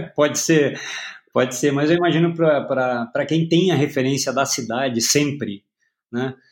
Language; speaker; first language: Portuguese; native; Portuguese